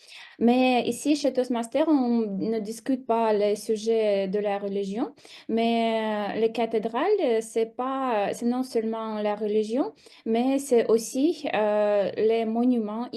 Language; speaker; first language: French; non-native, fluent; Russian